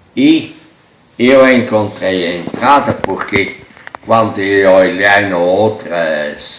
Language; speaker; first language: Portuguese; non-native, fluent; German